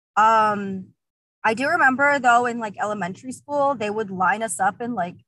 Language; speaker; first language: English; early bilingual, other home language; Russian